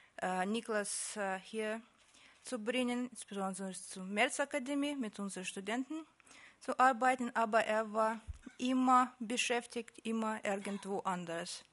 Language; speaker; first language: German; non-native, fluent; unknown